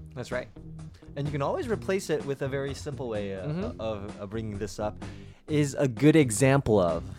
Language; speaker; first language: English; early bilingual, other home language; Chinese